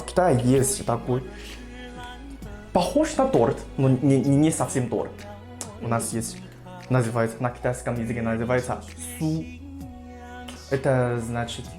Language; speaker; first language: Russian; non-native, learner; Chinese